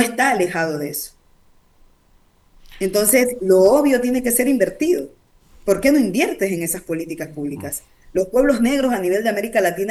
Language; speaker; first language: Spanish; native; Spanish